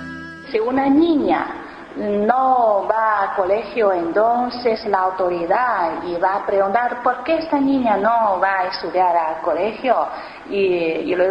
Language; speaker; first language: Spanish; non-native, learner; Chinese